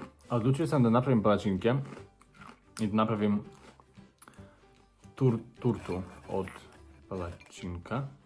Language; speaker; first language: Serbian; non-native, learner; English